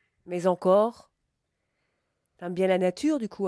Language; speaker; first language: French; native; French